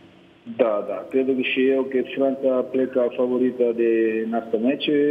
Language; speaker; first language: Romanian; non-native, learner; Italian